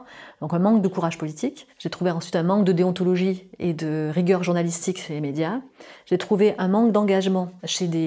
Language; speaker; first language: French; native; French